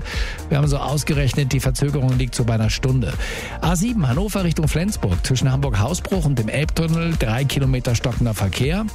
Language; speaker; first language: German; native; German